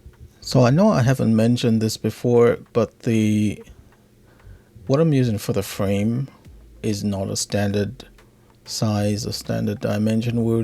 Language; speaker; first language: English; native; English